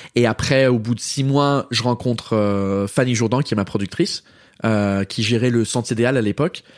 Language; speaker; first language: French; early bilingual, heritage; English